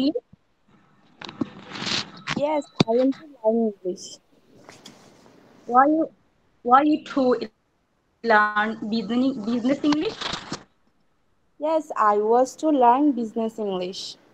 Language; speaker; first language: English; non-native, learner; Bangla